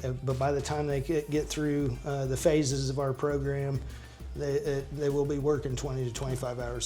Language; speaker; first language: English; native; English